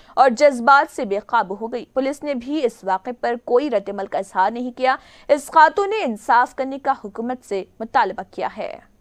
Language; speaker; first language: Urdu; native; Urdu